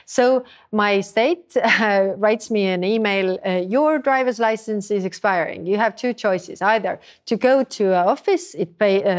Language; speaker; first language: English; non-native, fluent; Estonian